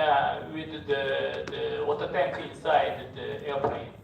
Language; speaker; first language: English; non-native, fluent; Korean